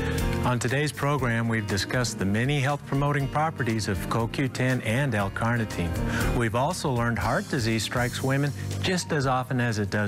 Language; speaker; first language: English; native; English